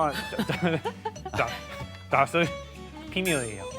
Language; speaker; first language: Korean; non-native, fluent; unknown